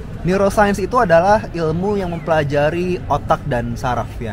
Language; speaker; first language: Indonesian; native; Indonesian